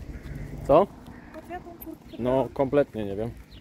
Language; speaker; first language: Polish; native; Polish